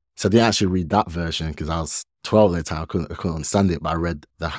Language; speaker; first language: English; early bilingual, other home language; Yoruba